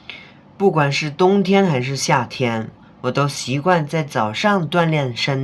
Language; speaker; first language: Chinese; non-native, fluent; Indonesian